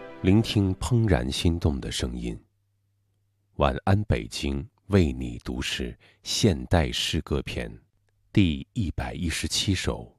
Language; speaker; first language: Chinese; native; Chinese